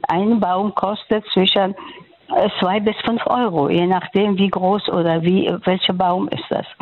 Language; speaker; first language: German; non-native, fluent; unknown